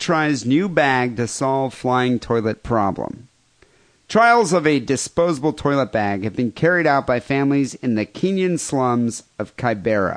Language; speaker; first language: English; native; English